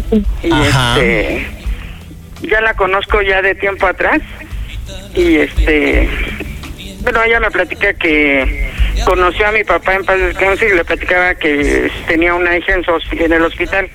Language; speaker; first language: Spanish; native; Spanish